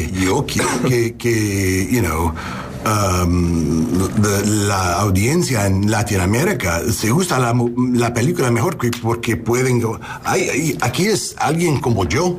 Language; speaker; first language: Spanish; early bilingual, heritage; English